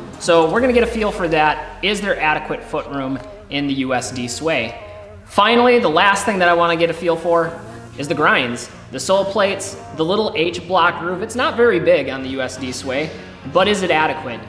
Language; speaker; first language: English; native; English